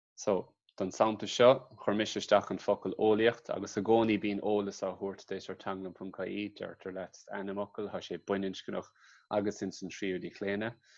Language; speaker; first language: Irish; native; Irish